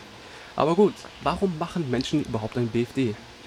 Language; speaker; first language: German; native; German